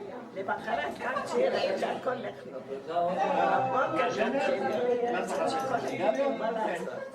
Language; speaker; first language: Hebrew; non-native, fluent; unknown